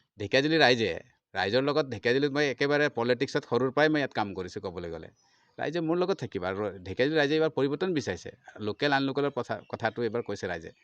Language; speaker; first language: Assamese; non-native, local second language; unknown